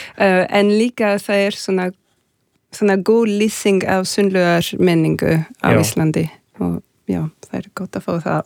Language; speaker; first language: Icelandic; non-native, fluent; French